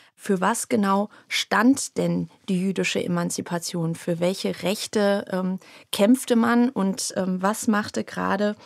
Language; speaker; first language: German; native; German